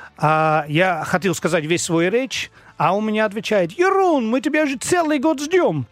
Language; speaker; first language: Russian; non-native, learner; Dutch